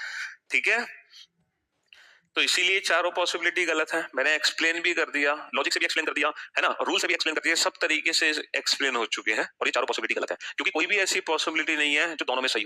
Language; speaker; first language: Hindi; native; Hindi